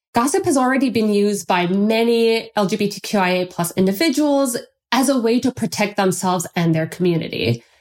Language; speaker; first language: English; non-native, fluent; Turkish